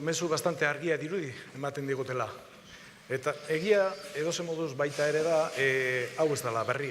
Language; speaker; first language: Basque; native; Basque